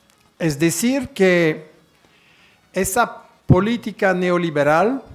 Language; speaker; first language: Spanish; non-native, fluent; French